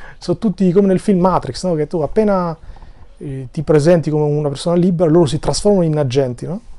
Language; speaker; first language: Italian; non-native, fluent; Albanian